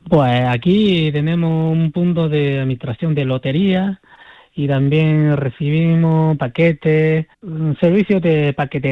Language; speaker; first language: Spanish; non-native, fluent; Chinese